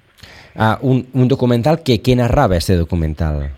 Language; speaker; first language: Spanish; non-native, local second language; Catalan